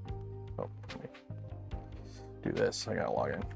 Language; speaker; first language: English; native; English